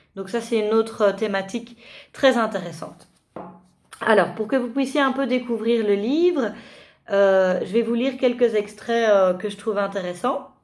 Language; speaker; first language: French; native; French